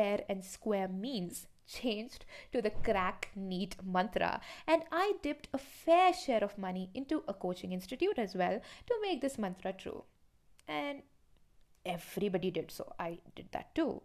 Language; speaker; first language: English; non-native, local second language; Hindi